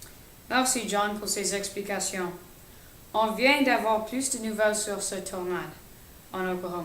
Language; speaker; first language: French; non-native, learner; English